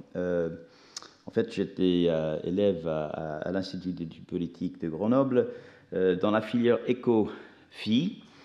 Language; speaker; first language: French; non-native, fluent; English